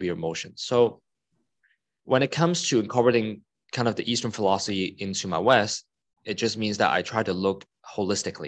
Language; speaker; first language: English; non-native, local second language; Cantonese